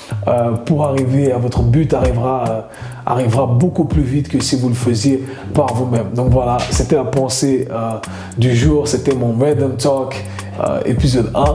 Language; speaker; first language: French; native; French